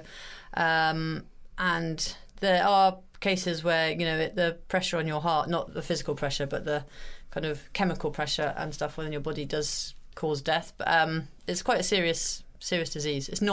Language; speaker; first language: English; native; English